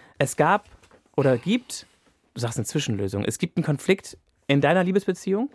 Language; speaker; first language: German; native; German